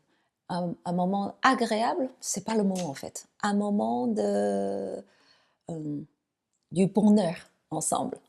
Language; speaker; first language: French; non-native, fluent; Chinese